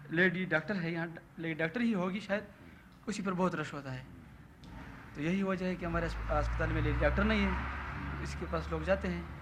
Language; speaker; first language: Urdu; non-native, local second language; Pashto